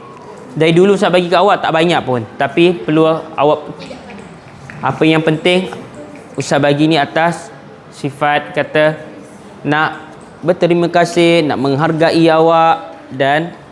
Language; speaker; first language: Malay; native; Malay